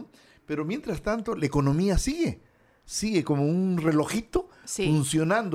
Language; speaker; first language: Spanish; native; Spanish